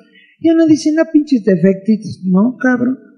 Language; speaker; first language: Spanish; native; Spanish